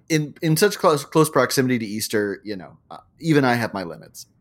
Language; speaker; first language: English; native; English